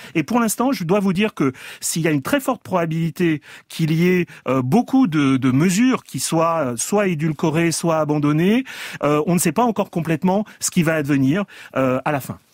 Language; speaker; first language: French; native; French